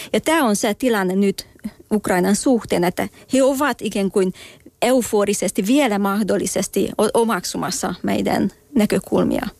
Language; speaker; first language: Finnish; non-native, fluent; Hungarian